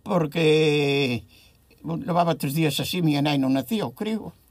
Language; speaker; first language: Spanish; non-native, local second language; Galician